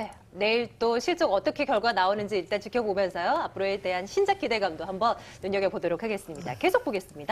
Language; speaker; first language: Korean; native; Korean